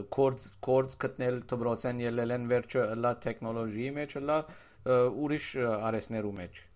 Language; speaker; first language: Armenian; early bilingual, heritage; Armenian